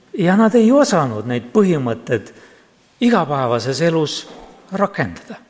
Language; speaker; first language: Estonian; non-native, local second language; Russian